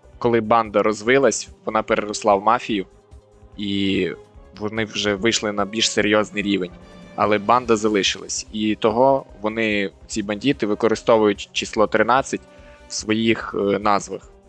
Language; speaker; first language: Ukrainian; native; Ukrainian